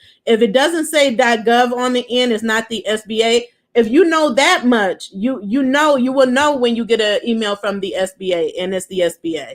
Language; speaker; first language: English; native; English